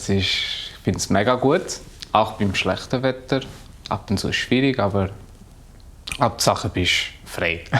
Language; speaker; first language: German; non-native, learner; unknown